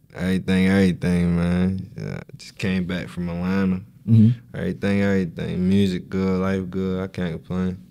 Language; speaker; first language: English; native; English